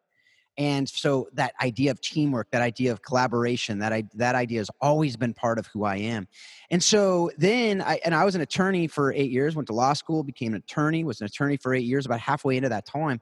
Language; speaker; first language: English; native; English